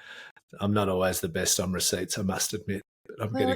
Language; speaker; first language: English; native; English